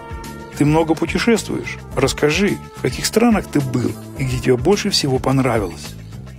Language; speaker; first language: Russian; native; Russian